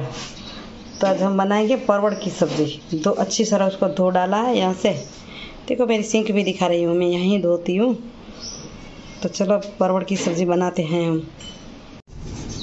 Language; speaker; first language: Hindi; non-native, local second language; Gujarati